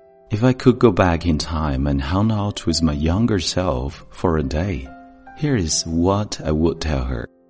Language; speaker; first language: English; non-native, fluent; Chinese